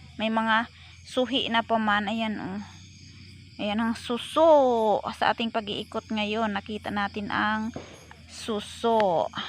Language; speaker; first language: Filipino; native; Filipino